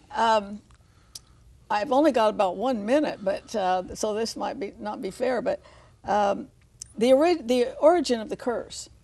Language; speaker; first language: English; native; English